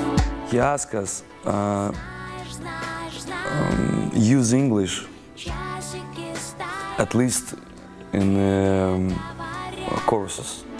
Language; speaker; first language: English; non-native, learner; Russian